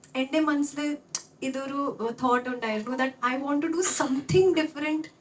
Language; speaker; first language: Malayalam; non-native, local second language; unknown